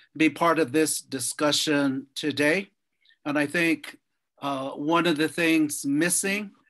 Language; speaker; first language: English; native; English